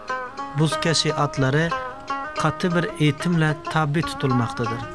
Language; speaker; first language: Turkish; native; Turkish